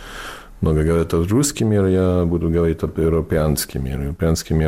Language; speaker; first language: Russian; non-native, learner; English